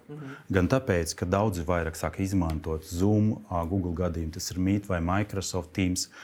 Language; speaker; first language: Latvian; non-native, local second language; Russian